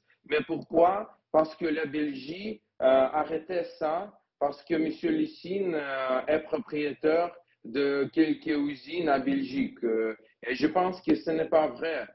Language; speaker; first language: French; non-native, learner; Ukrainian